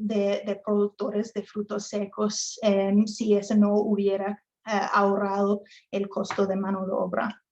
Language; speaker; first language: Spanish; non-native, fluent; English